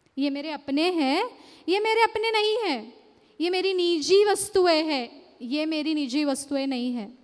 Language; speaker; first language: Hindi; non-native, local second language; Marathi